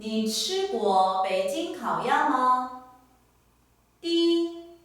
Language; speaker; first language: Chinese; non-native, fluent; Korean